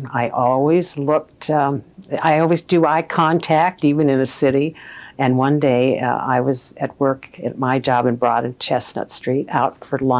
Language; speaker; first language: English; native; English